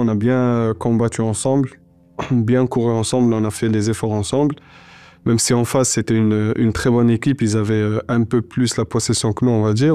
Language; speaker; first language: French; non-native, local second language; Arabic